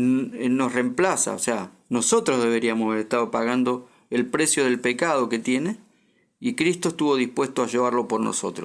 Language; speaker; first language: Spanish; native; Spanish